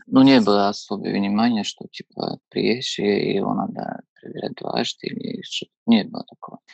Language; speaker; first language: Russian; non-native, fluent; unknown